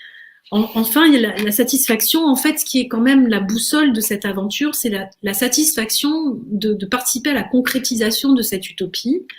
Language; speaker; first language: French; native; French